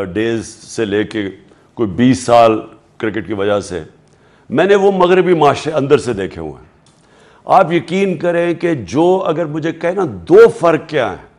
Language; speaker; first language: Urdu; native; Urdu